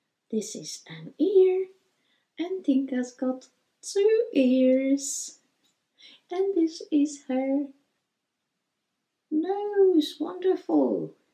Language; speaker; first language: English; non-native, fluent; Czech